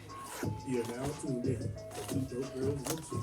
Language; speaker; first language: English; native; English